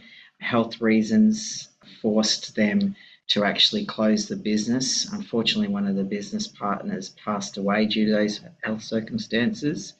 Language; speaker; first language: English; native; English